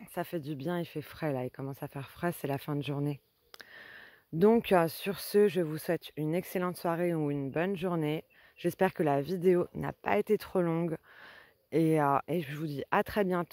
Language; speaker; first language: French; native; French